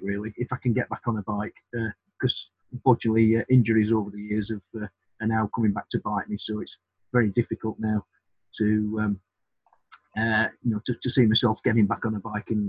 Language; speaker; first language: English; native; English